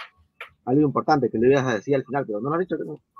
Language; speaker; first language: Spanish; native; Spanish